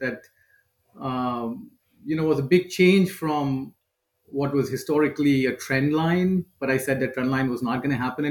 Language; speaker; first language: English; non-native, local second language; Hindi